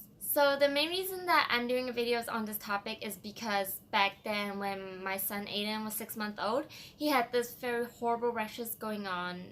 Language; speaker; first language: English; non-native, fluent; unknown